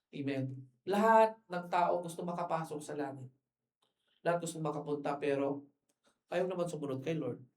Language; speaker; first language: Filipino; non-native, local second language; Iloko